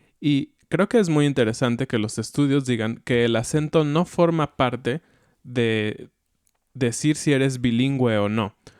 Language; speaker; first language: Spanish; native; Spanish